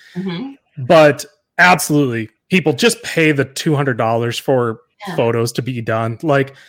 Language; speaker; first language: English; native; English